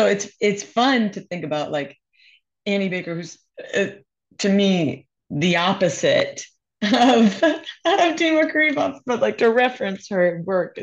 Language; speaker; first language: English; native; English